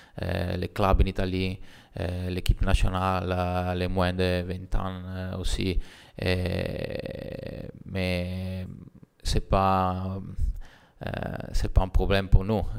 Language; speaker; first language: French; non-native, learner; Italian